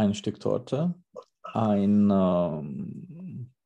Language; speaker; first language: German; non-native, learner; Czech